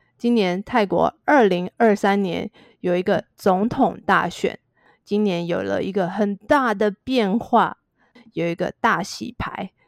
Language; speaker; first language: Chinese; native; Chinese